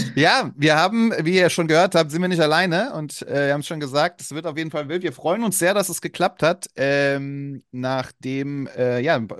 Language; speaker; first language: German; early bilingual, other home language; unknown